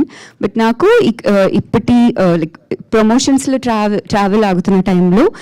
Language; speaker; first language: Telugu; non-native, fluent; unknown